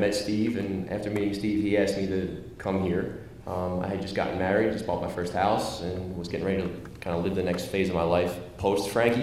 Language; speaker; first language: English; native; English